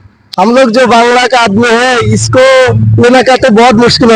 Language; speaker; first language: Hindi; non-native, local second language; Bangla